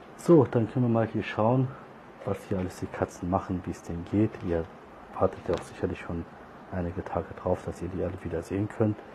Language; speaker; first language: German; early bilingual, other home language; Turkish